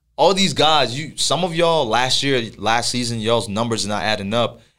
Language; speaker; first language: English; non-native, local second language; Yoruba